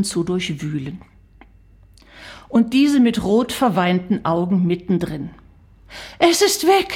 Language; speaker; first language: German; native; German